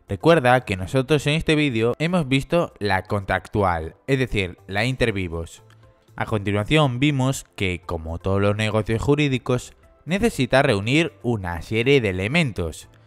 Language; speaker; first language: Spanish; native; Spanish